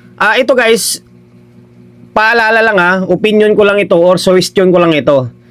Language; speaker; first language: Filipino; non-native, local second language; Hiligaynon